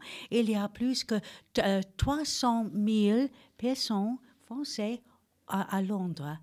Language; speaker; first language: French; non-native, fluent; English